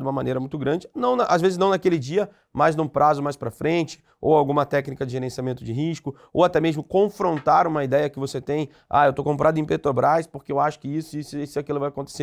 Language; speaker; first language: Portuguese; native; Portuguese